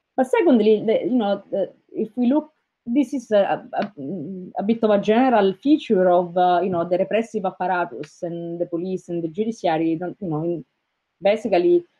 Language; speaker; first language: English; non-native, fluent; Italian